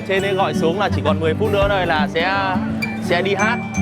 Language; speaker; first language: Vietnamese; native; Vietnamese